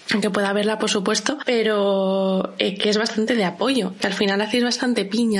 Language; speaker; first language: Spanish; native; Spanish